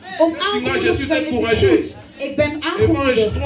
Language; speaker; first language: Dutch; non-native, learner; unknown